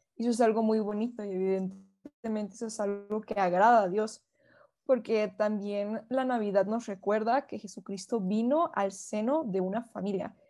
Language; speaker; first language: Spanish; native; Spanish